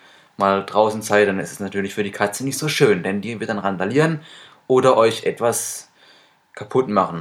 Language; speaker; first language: German; native; German